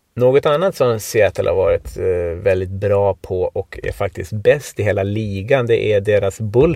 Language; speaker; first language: Swedish; native; Swedish